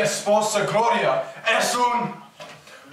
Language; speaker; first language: Spanish; non-native, learner; English